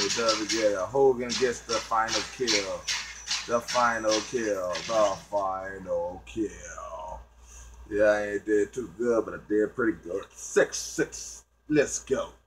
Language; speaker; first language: English; native; English